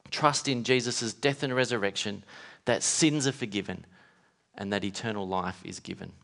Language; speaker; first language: English; native; English